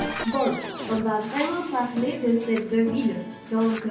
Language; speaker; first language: French; non-native, learner; Spanish